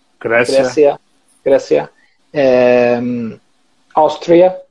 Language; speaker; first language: Portuguese; non-native, learner; English